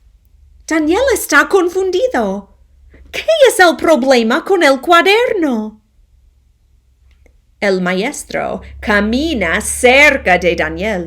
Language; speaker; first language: Spanish; non-native, fluent; English